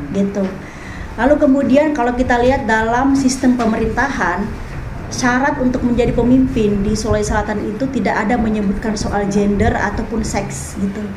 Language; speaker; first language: Indonesian; native; Indonesian